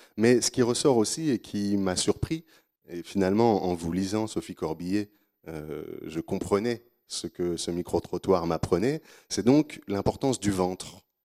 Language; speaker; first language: French; native; French